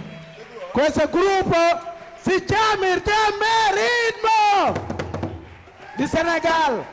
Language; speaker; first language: Italian; non-native, fluent; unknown